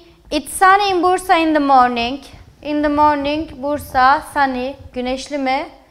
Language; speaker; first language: English; non-native, fluent; Turkish